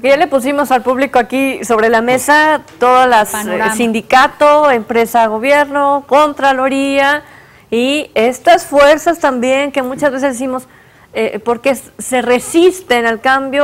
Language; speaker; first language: Spanish; native; Spanish